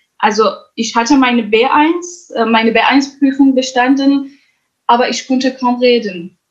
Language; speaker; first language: German; non-native, fluent; Kurdish